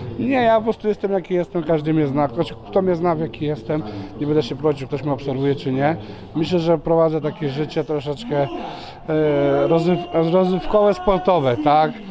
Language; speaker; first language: Polish; non-native, fluent; Serbian